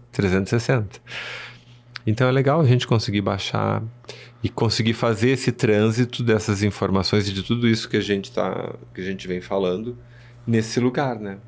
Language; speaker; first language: Portuguese; early bilingual, other home language; Spanish